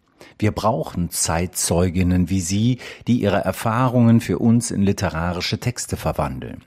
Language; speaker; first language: German; native; German